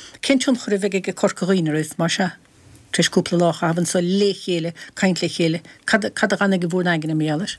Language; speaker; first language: Irish; native; Irish